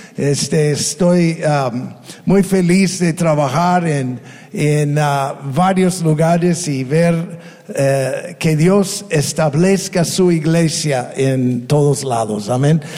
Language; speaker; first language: Spanish; non-native, fluent; English